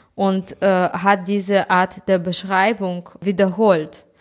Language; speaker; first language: German; non-native, fluent; Russian